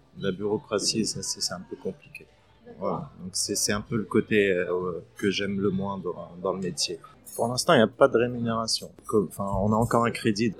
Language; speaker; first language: French; non-native, fluent; Arabic